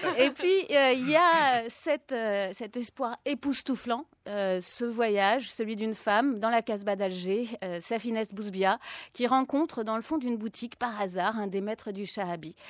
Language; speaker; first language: French; native; French